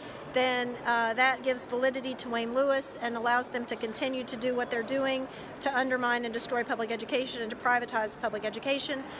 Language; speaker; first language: English; native; English